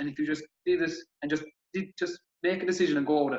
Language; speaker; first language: English; native; English